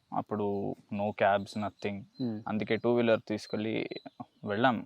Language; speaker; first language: Telugu; non-native, learner; Kannada